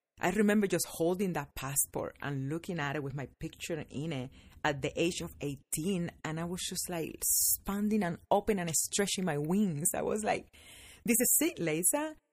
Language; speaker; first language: English; non-native, fluent; Spanish